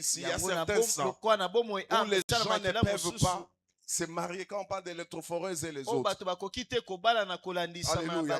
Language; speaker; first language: French; non-native, local second language; Lingala